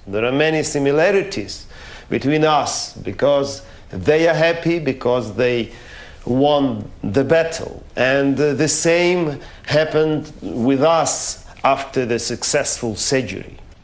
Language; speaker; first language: English; non-native, fluent; Ukrainian